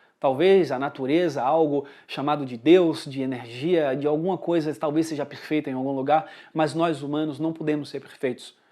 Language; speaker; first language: Portuguese; early bilingual, heritage; Portuguese